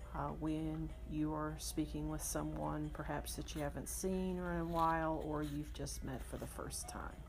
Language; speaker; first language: English; native; English